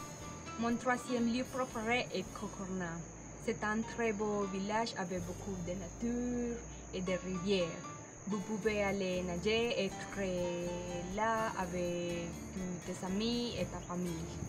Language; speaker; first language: French; non-native, learner; Spanish